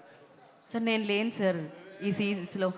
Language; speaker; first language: Telugu; native; Telugu